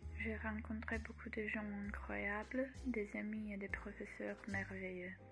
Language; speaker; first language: French; non-native, learner; Croatian